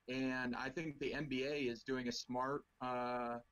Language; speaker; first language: English; native; English